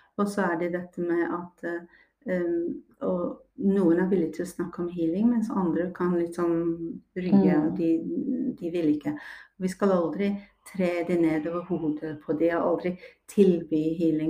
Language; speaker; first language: Norwegian; non-native, fluent; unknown